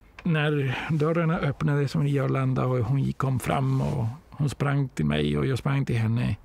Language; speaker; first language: Swedish; non-native, fluent; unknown